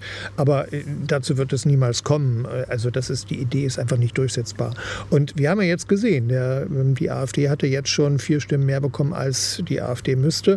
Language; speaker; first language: German; native; German